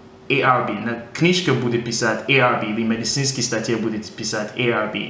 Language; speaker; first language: Russian; non-native, fluent; English